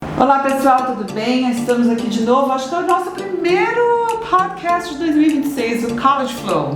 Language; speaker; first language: Portuguese; native; Portuguese